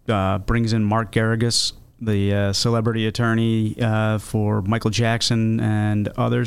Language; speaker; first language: English; native; English